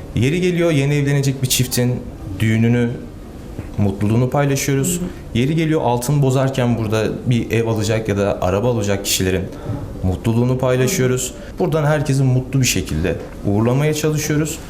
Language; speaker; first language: Turkish; native; Turkish